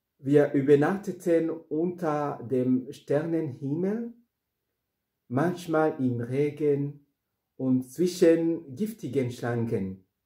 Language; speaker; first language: German; non-native, fluent; Rundi